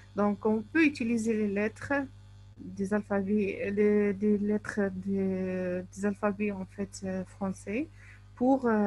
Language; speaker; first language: French; non-native, local second language; Arabic